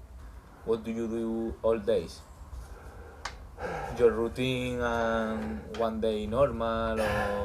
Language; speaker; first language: English; non-native, learner; Spanish